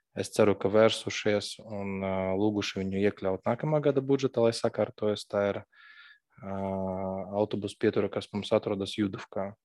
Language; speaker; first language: Latvian; non-native, local second language; Russian